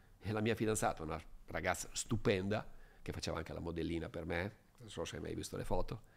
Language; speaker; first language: Italian; native; Italian